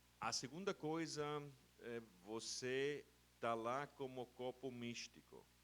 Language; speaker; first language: Portuguese; non-native, fluent; German